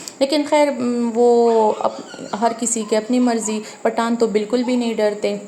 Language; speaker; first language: Urdu; non-native, local second language; Pashto